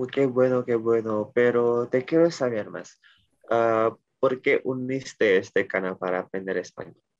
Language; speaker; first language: Spanish; non-native, learner; Indonesian